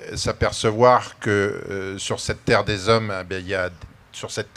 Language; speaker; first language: French; native; French